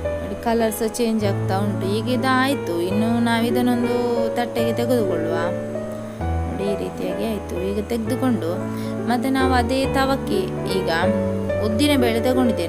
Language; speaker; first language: Kannada; non-native, local second language; Tulu